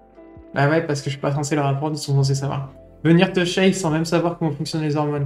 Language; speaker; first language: French; native; French